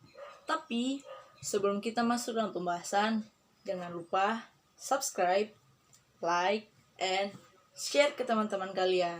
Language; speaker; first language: Indonesian; native; Indonesian